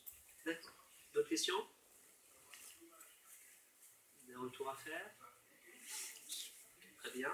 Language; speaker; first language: French; native; French